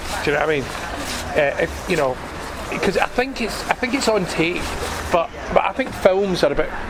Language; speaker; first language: English; native; English